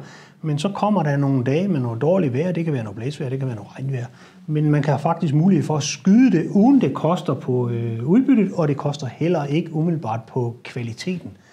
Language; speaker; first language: Danish; native; Danish